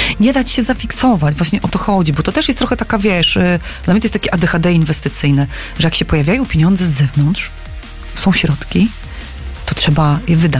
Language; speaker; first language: Polish; native; Polish